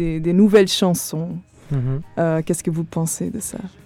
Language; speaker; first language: French; non-native, fluent; Portuguese